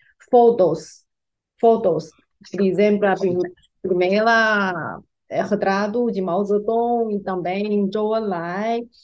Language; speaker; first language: Portuguese; non-native, fluent; Chinese